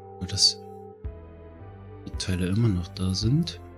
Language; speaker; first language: German; native; German